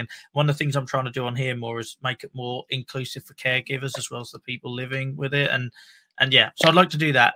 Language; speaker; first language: English; native; English